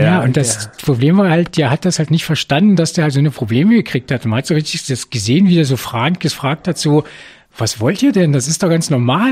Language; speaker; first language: German; native; German